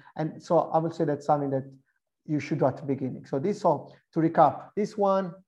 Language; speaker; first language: English; non-native, fluent; Italian